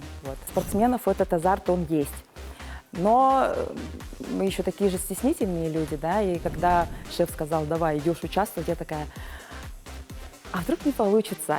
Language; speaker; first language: Russian; native; Russian